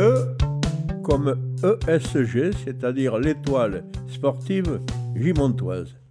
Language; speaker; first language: French; native; French